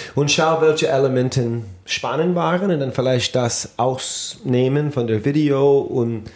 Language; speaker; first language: German; non-native, fluent; English